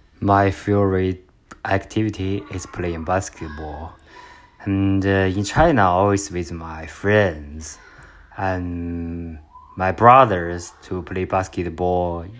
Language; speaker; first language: English; non-native, learner; Chinese